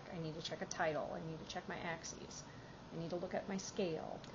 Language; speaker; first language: English; native; English